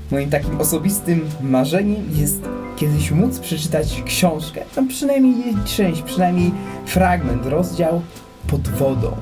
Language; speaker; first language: Polish; native; Polish